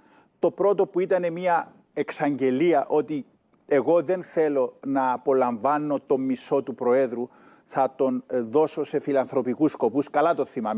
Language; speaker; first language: Greek; native; Greek